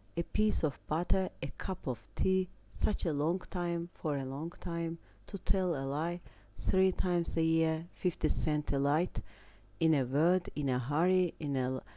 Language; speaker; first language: English; non-native, fluent; Azerbaijani